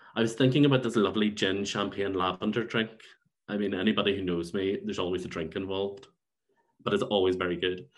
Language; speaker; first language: English; native; English